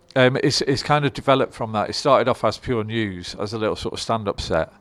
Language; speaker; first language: English; native; English